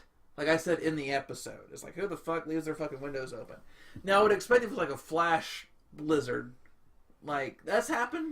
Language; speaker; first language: English; native; English